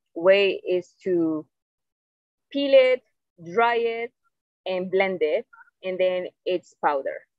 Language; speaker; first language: English; non-native, fluent; Spanish